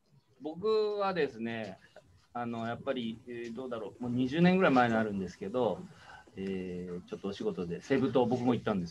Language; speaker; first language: Japanese; native; Japanese